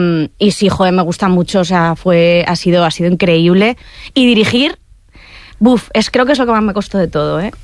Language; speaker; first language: Spanish; native; Spanish